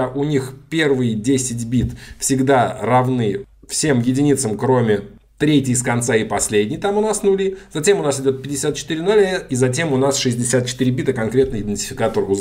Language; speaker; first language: Russian; native; Russian